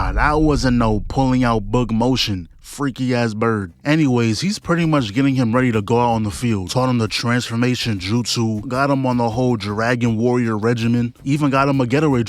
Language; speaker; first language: English; native; English